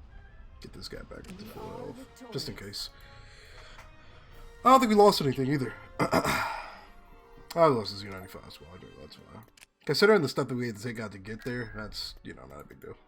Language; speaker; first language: English; native; English